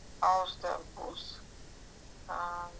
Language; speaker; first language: German; non-native, learner; Ukrainian